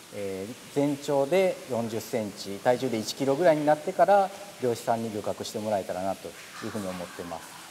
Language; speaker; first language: Japanese; native; Japanese